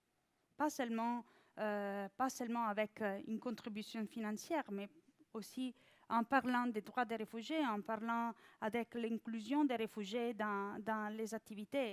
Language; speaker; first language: French; non-native, fluent; Italian